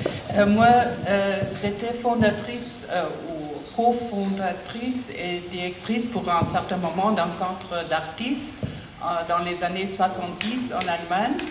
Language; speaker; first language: French; non-native, fluent; German